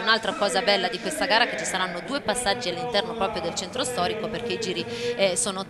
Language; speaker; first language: Italian; native; Italian